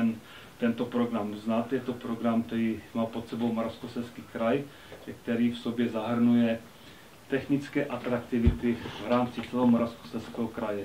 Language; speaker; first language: Czech; native; Czech